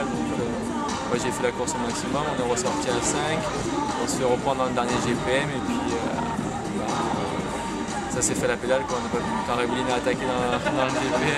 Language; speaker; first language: French; native; French